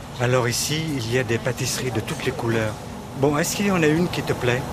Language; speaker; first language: French; native; French